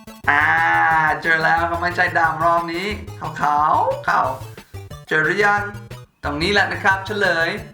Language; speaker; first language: Thai; non-native, fluent; English